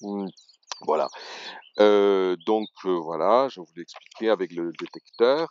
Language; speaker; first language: French; native; French